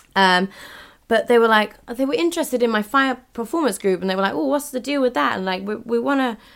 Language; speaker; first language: English; native; English